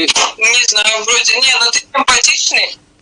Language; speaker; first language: Russian; native; Russian